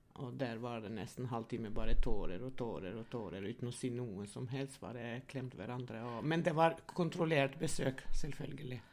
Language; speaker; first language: Norwegian; non-native, fluent; Albanian